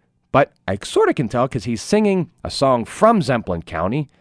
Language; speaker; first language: English; native; English